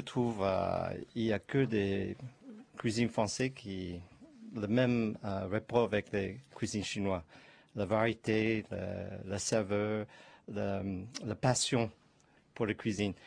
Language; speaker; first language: French; non-native, learner; Chinese